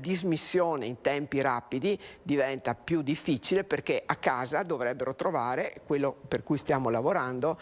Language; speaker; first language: Italian; native; Italian